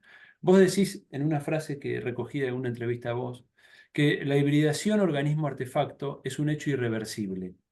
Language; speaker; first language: Spanish; native; Spanish